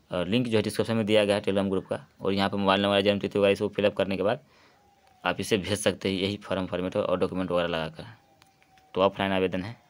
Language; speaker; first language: Hindi; native; Hindi